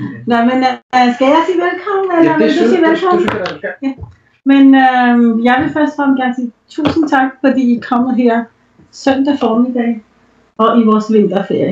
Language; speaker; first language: Danish; early bilingual, other home language; Urdu